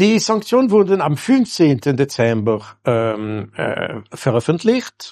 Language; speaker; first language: German; non-native, local second language; French